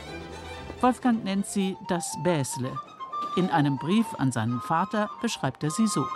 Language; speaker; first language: German; native; German